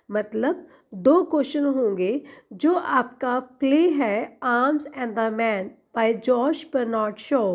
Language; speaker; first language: Hindi; non-native, local second language; Punjabi